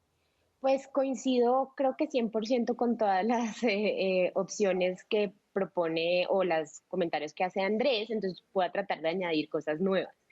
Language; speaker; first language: Spanish; native; Spanish